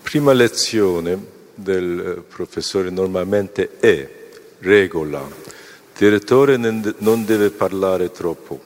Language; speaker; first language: Italian; non-native, fluent; Korean